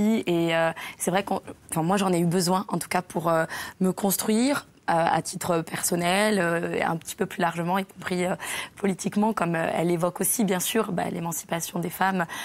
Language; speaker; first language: French; native; French